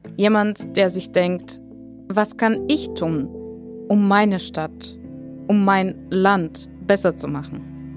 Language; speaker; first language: German; non-native, fluent; Bulgarian